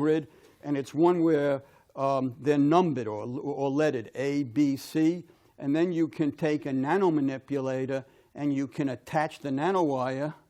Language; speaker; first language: English; native; English